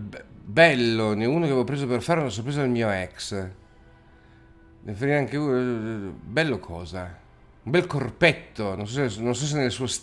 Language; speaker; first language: Italian; native; Italian